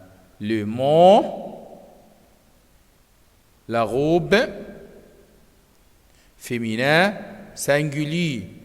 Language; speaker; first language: French; non-native, fluent; Arabic